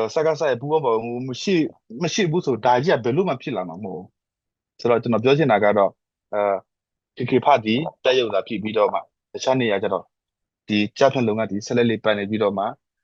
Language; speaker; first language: Burmese; non-native, local second language; S'gaw Karen